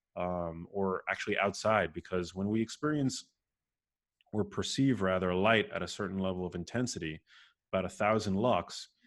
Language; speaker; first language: English; native; English